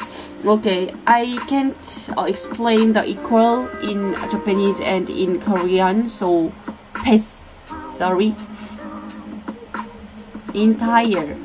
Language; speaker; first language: English; non-native, learner; Korean